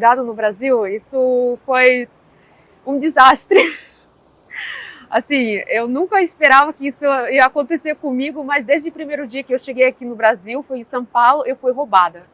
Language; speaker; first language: Portuguese; non-native, fluent; Russian